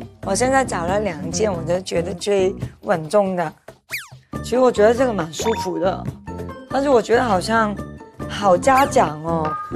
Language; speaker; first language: Chinese; non-native, local second language; Cantonese